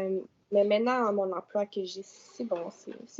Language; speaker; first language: French; non-native, local second language; English